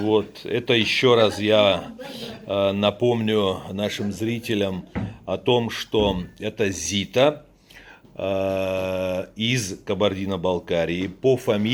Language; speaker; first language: Russian; native; Russian